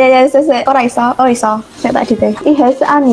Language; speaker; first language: Indonesian; non-native, local second language; Javanese